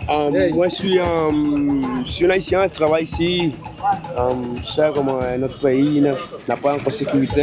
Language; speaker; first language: French; non-native, learner; Haitian Creole